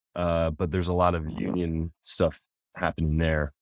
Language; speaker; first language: English; native; English